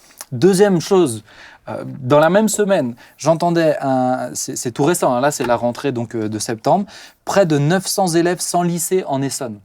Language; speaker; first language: French; native; French